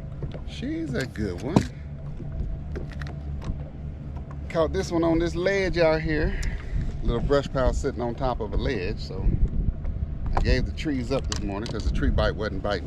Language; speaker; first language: English; native; English